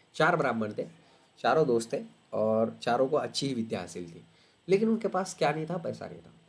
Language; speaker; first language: Hindi; non-native, local second language; Marathi